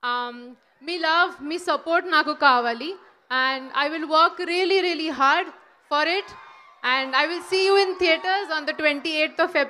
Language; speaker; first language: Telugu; non-native, learner; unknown